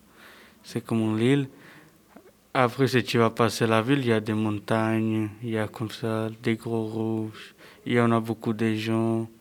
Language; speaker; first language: French; non-native, fluent; Serbian